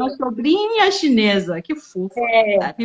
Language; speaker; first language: Portuguese; non-native, fluent; Chinese